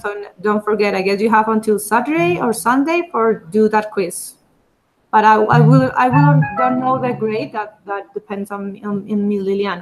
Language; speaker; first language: English; non-native, fluent; Spanish